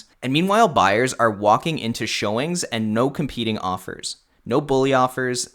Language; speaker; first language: English; native; English